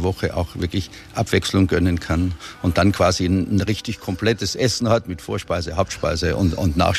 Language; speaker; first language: German; native; German